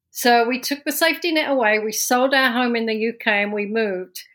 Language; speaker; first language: English; native; English